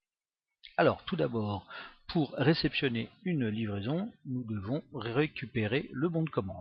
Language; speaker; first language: French; native; French